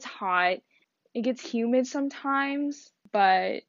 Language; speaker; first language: English; early bilingual, other home language; Vietnamese